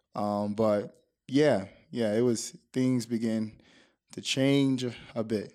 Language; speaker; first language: English; native; English